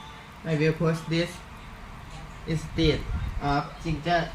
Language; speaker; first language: English; non-native, learner; Thai